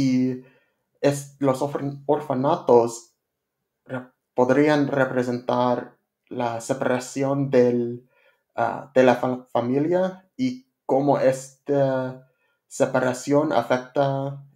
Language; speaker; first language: Spanish; non-native, learner; English